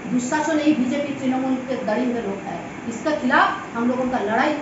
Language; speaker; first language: Hindi; non-native, local second language; Bangla